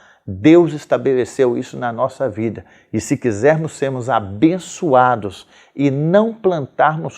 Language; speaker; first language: Portuguese; native; Portuguese